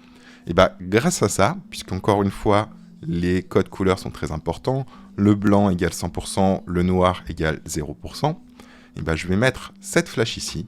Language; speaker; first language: French; native; French